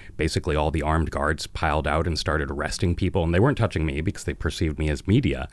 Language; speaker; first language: English; native; English